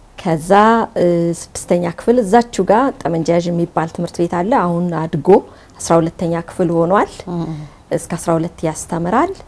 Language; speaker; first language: Amharic; native; Amharic